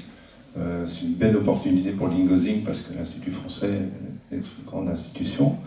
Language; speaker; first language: French; native; French